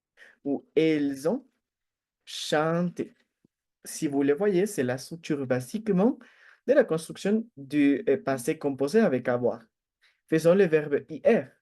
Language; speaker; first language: French; non-native, fluent; Spanish